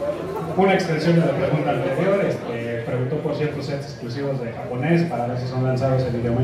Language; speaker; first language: Spanish; native; Spanish